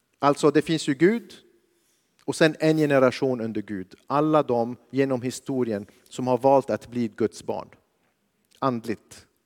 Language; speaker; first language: Swedish; non-native, fluent; Arabic